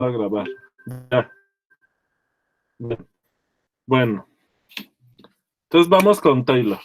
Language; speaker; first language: Spanish; native; Spanish